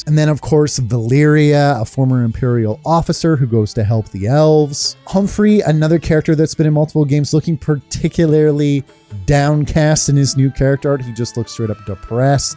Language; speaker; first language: English; native; English